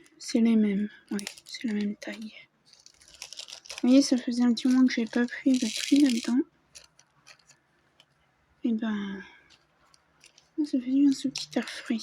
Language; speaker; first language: French; native; French